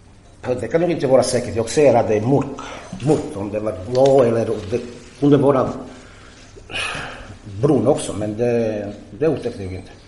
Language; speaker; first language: Swedish; non-native, fluent; Croatian